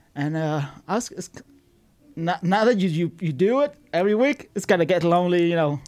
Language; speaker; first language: English; non-native, fluent; Vietnamese